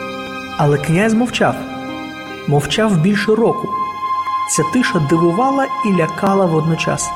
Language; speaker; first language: Ukrainian; native; Ukrainian